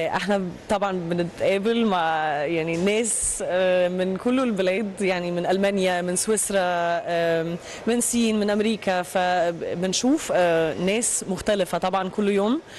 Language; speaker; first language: Arabic; non-native, fluent; Danish